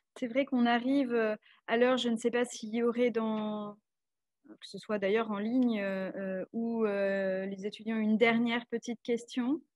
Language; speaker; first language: French; native; French